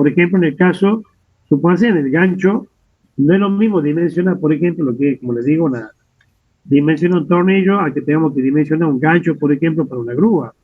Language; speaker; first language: Spanish; native; Spanish